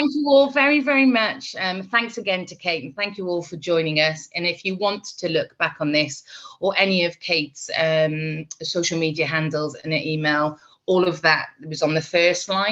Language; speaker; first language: English; native; English